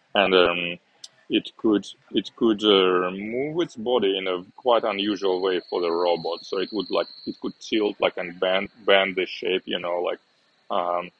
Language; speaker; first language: English; non-native, fluent; Uzbek